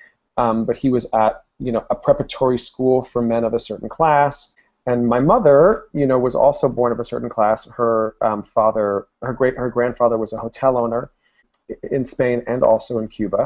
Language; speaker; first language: English; early bilingual, other home language; Spanish